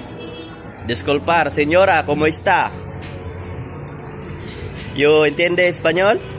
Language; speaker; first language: Spanish; non-native, learner; Cebuano